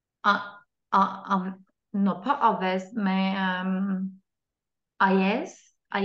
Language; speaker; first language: French; non-native, learner; Turkish